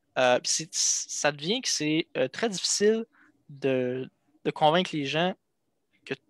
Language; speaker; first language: French; native; French